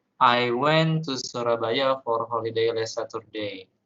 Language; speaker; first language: English; non-native, learner; Indonesian